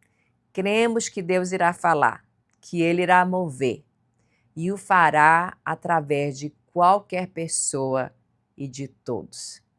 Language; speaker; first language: Portuguese; native; Portuguese